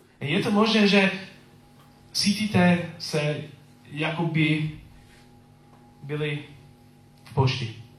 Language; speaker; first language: Czech; non-native, learner; English